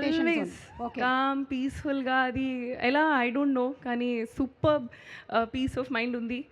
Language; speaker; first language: Telugu; non-native, learner; Hindi